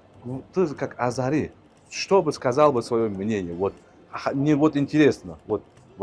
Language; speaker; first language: Russian; non-native, local second language; Uzbek